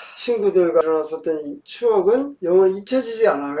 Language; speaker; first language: Korean; native; Korean